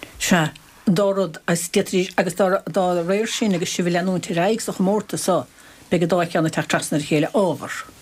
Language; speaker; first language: Irish; native; Irish